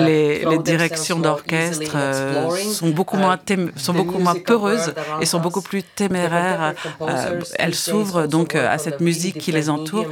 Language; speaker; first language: French; non-native, fluent; Ukrainian